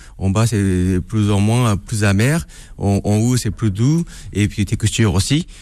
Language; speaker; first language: French; non-native, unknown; Japanese